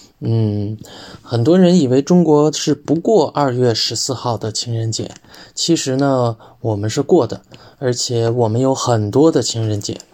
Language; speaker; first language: Chinese; native; Chinese